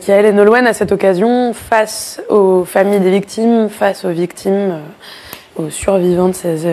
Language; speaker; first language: French; native; French